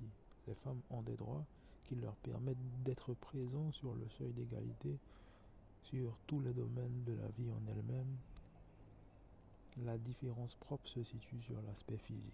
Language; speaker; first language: French; native; French